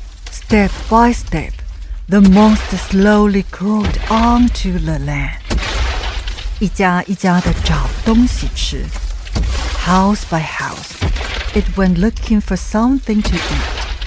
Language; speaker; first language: English; non-native, fluent; Chinese